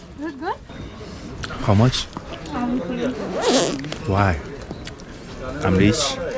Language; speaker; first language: English; non-native, learner; Korean